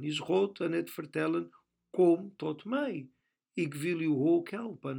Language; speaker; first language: Dutch; non-native, fluent; Portuguese